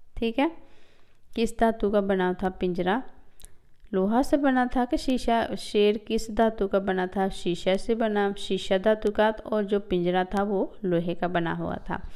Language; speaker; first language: Hindi; non-native, local second language; Punjabi